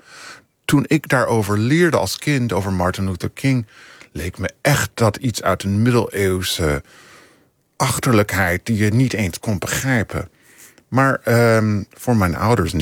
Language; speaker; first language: Dutch; non-native, fluent; English